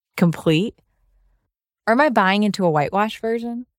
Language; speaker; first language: English; early bilingual, other home language; Urdu